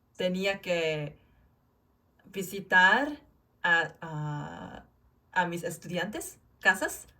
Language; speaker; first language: Spanish; non-native, learner; Korean